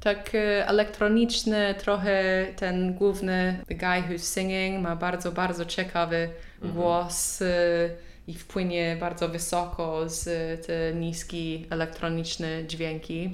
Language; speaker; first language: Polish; non-native, learner; English